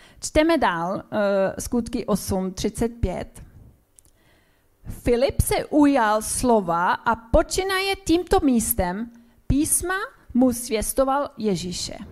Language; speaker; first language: Czech; non-native, fluent; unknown